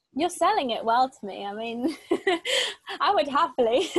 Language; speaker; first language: English; native; English